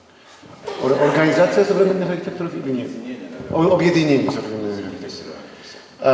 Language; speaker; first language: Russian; non-native, learner; Polish